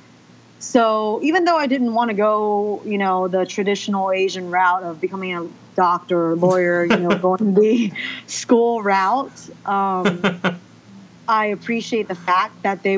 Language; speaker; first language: English; early bilingual, other home language; Chinese